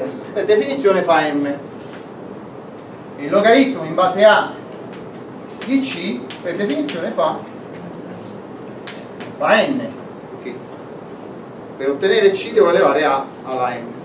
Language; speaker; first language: Italian; native; Italian